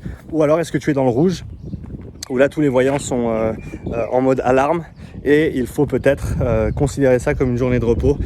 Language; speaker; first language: French; native; French